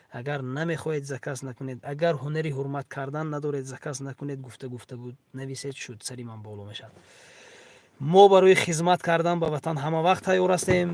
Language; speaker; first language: Tajik; native; Tajik